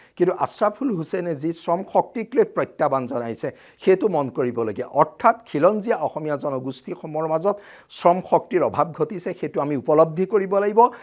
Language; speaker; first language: Assamese; native; Assamese